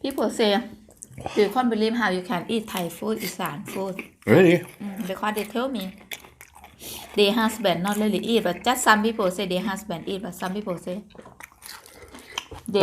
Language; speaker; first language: English; non-native, learner; Thai